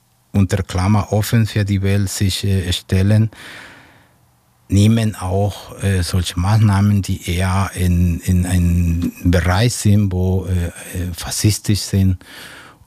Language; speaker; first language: German; non-native, fluent; Spanish